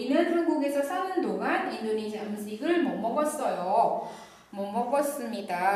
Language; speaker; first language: Korean; non-native, fluent; Indonesian